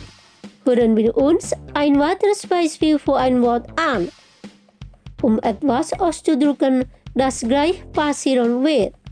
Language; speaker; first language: German; non-native, fluent; Indonesian